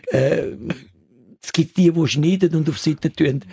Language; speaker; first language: German; non-native, learner; Italian